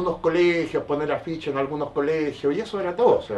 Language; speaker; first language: Spanish; native; Spanish